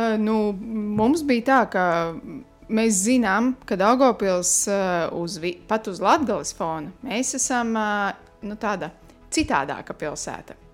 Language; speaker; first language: Latvian; native; Latvian